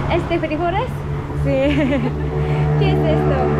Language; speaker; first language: Spanish; non-native, learner; Japanese